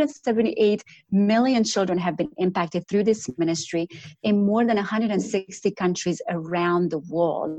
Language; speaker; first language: English; non-native, fluent; Romanian